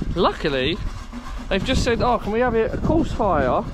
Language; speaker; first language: English; native; English